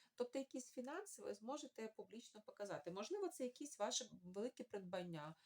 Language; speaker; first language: Ukrainian; non-native, local second language; Russian